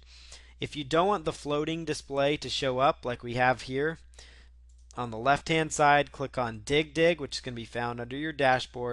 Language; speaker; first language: English; native; English